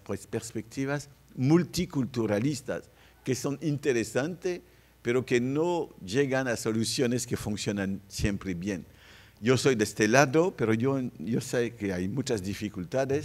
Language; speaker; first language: Spanish; non-native, fluent; French